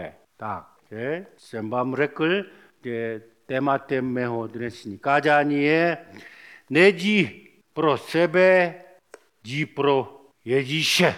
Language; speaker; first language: Czech; non-native, learner; Korean